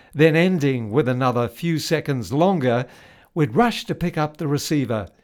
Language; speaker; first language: English; native; English